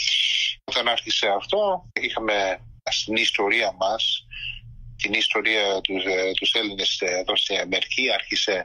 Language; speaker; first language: Greek; early bilingual, heritage; Greek